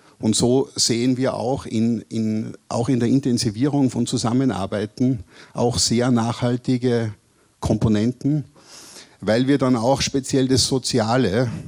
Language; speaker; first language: German; native; German